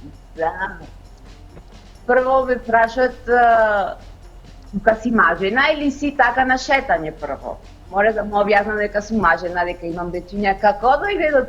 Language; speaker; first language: Macedonian; non-native, fluent; Spanish